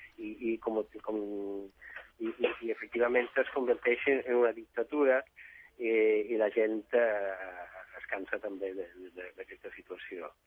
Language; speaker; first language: Catalan; non-native, fluent; Italian